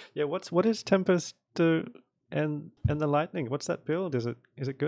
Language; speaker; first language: English; native; English